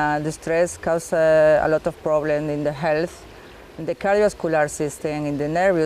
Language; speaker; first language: English; non-native, learner; Spanish